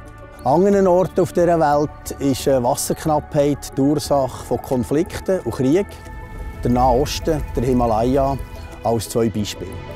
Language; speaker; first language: German; native; German